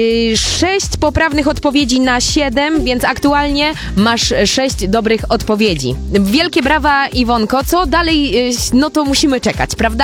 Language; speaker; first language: Polish; native; Polish